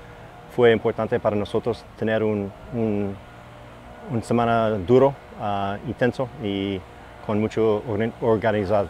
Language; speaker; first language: Spanish; non-native, fluent; English